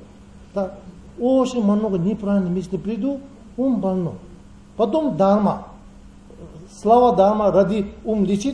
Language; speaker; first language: Russian; non-native, learner; Tibetan